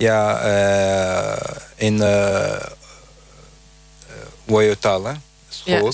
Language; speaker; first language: Dutch; non-native, learner; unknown